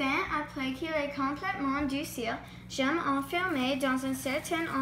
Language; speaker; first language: French; non-native, learner; English